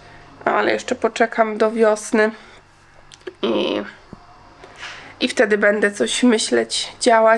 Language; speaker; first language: Polish; native; Polish